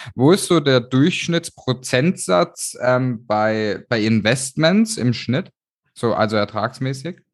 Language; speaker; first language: German; native; German